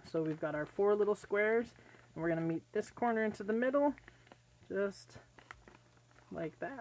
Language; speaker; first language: English; native; English